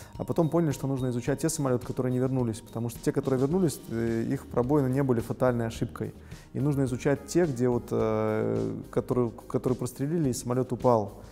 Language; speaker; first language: Russian; native; Russian